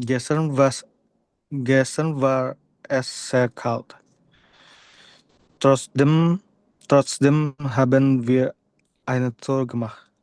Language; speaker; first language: German; non-native, learner; Indonesian